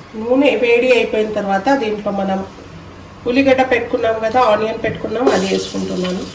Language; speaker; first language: Telugu; non-native, local second language; Urdu